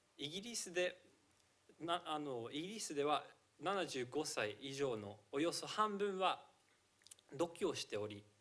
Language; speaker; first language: Japanese; non-native, fluent; English